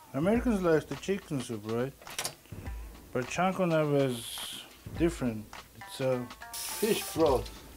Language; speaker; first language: English; non-native, learner; Mongolian